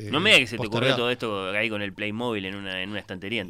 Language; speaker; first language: Spanish; native; Spanish